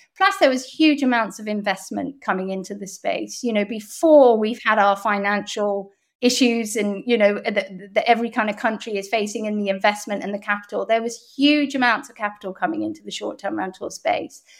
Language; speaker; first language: English; native; English